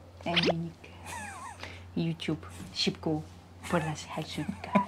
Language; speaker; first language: Korean; non-native, learner; Russian